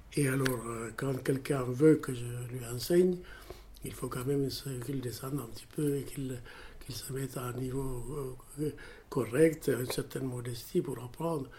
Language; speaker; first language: French; non-native, fluent; Amharic